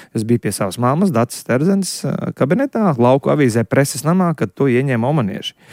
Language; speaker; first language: Latvian; native; Latvian